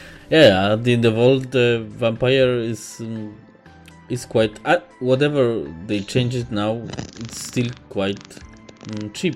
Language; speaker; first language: English; non-native, fluent; Polish